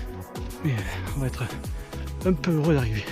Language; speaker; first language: French; native; French